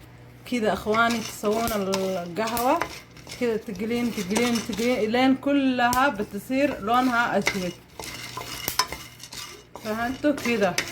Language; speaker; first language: Arabic; non-native, learner; Somali